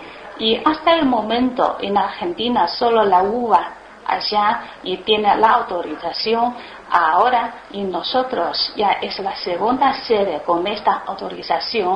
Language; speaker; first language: Spanish; non-native, learner; Chinese